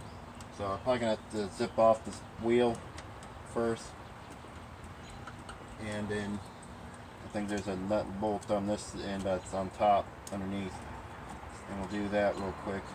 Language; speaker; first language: English; native; English